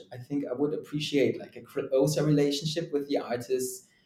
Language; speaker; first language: English; non-native, fluent; German